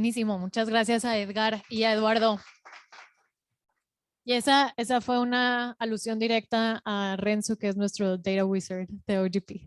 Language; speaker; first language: Spanish; native; Spanish